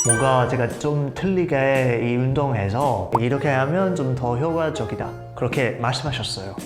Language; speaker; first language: Korean; non-native, fluent; English